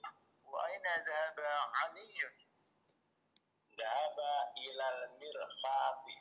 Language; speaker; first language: Arabic; non-native, learner; Indonesian